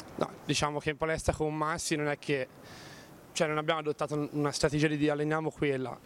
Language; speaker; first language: Italian; native; Italian